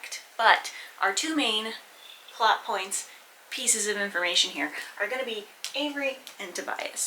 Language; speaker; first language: English; native; English